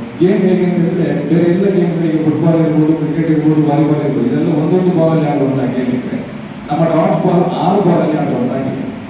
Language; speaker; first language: Kannada; native; Kannada